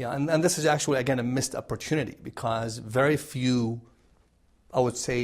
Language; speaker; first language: English; non-native, fluent; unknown